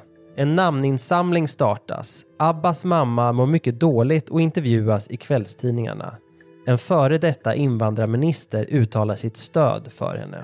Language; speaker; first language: Swedish; native; Swedish